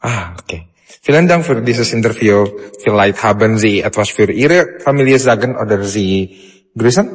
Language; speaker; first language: German; non-native, fluent; Indonesian